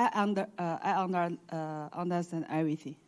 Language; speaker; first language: English; non-native, learner; Chinese